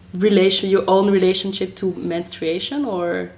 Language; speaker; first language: English; non-native, fluent; French